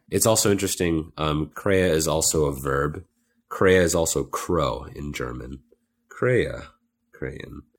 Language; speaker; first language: English; native; English